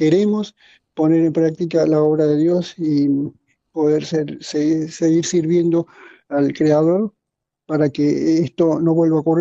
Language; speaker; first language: Spanish; native; Spanish